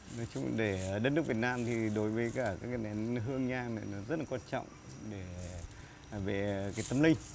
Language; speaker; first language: Vietnamese; native; Vietnamese